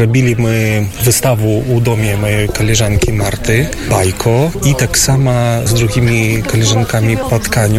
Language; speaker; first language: Polish; non-native, local second language; Ukrainian